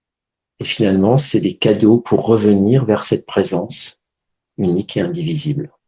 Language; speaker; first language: French; native; French